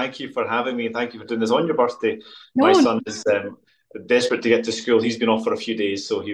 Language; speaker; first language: English; native; English